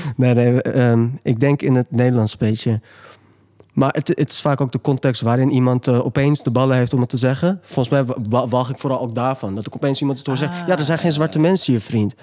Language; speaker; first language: Dutch; early bilingual, other home language; Turkish